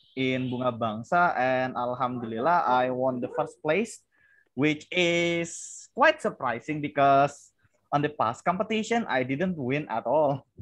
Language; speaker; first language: English; non-native, fluent; Indonesian